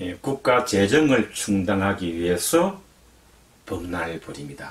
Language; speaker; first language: Korean; native; Korean